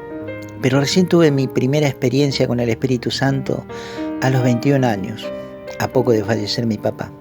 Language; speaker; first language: Spanish; native; Spanish